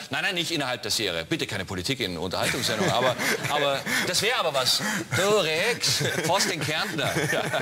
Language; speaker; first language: German; native; German